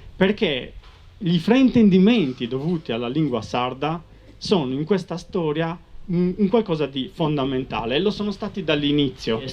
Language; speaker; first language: Italian; native; Italian